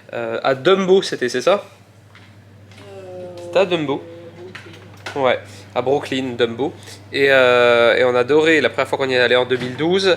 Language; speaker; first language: French; native; French